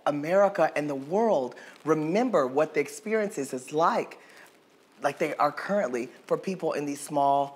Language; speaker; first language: English; native; English